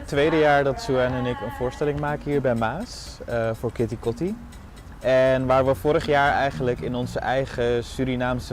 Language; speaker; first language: Dutch; native; Dutch